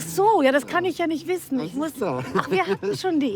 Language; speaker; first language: German; native; German